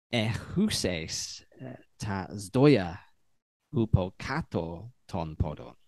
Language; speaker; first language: Greek; non-native, learner; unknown